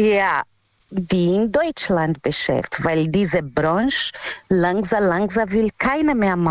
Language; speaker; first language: German; non-native, learner; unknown